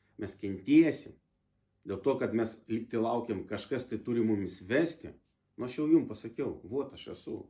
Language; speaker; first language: Lithuanian; non-native, local second language; Russian